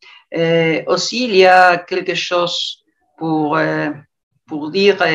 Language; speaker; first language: French; non-native, learner; Spanish